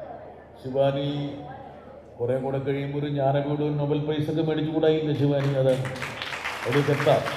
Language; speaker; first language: Malayalam; native; Malayalam